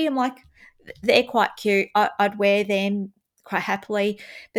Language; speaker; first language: English; native; English